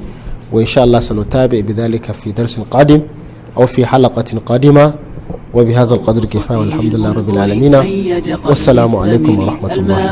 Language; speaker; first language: Arabic; non-native, fluent; Hausa